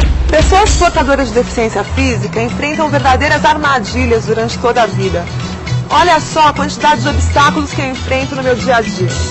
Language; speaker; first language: Portuguese; native; Portuguese